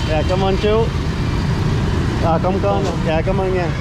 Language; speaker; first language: Vietnamese; non-native, learner; English